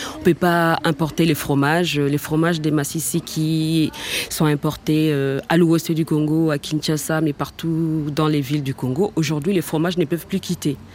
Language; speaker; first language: French; non-native, local second language; Swahili